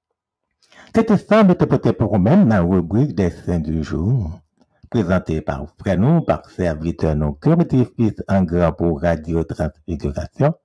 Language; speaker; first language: French; non-native, local second language; Haitian Creole